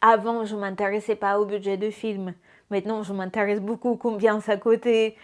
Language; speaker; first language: French; non-native, fluent; Russian